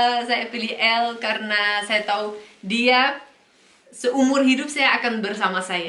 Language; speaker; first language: Indonesian; non-native, fluent; Dutch